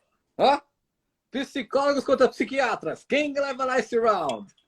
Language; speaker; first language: Portuguese; native; Portuguese